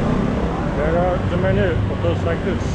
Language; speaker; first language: English; non-native, learner; Turkish